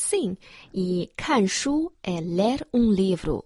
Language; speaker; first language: Portuguese; non-native, fluent; Chinese